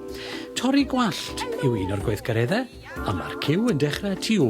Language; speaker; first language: Welsh; native; Welsh